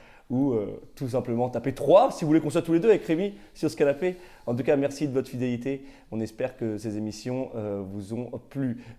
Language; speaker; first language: French; native; French